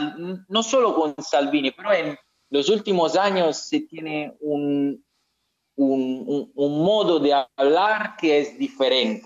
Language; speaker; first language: Spanish; non-native, learner; Italian